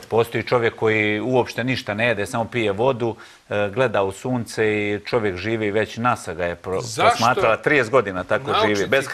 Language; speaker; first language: Croatian; native; Croatian